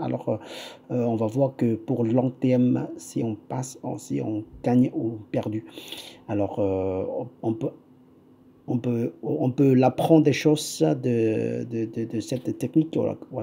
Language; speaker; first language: French; non-native, fluent; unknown